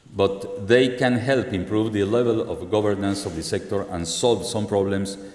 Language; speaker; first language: English; non-native, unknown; Spanish